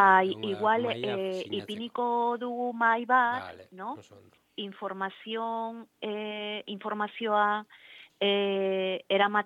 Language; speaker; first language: Basque; non-native, learner; Spanish